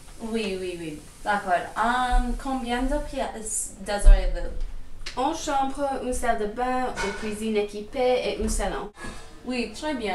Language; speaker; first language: French; non-native, learner; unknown